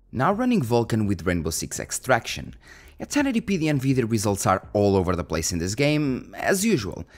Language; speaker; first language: English; non-native, fluent; Portuguese